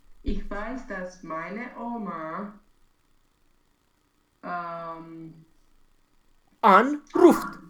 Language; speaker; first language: German; non-native, learner; Romanian